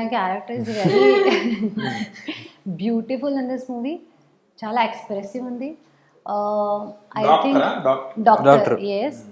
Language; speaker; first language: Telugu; non-native, learner; Hindi